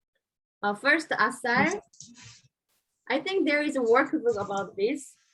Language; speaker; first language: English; non-native, learner; Korean